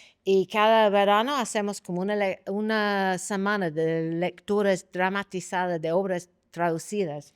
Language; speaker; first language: Spanish; non-native, fluent; English